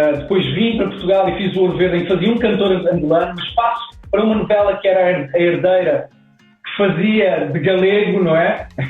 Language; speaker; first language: Portuguese; native; Portuguese